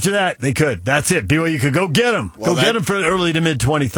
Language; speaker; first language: English; native; English